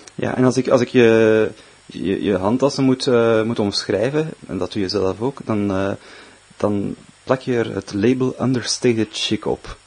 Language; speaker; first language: Dutch; native; Dutch